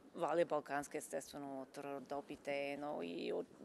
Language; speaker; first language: Bulgarian; non-native, fluent; English